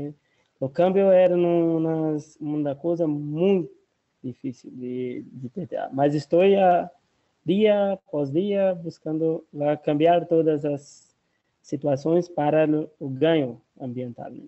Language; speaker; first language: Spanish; non-native, learner; Portuguese